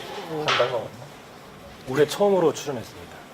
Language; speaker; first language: Korean; native; Korean